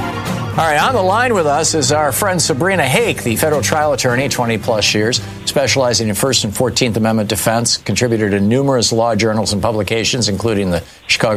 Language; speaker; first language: English; native; English